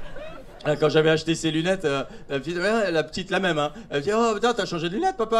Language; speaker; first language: French; native; French